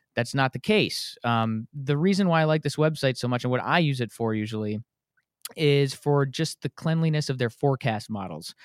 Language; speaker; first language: English; native; English